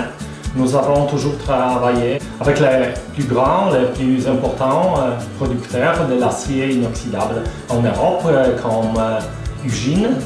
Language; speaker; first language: French; non-native, fluent; Polish